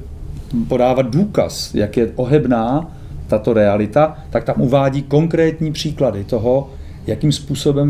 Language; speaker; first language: Czech; native; Czech